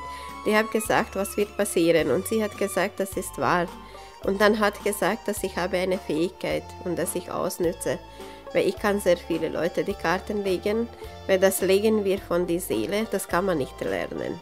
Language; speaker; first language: German; non-native, local second language; Serbian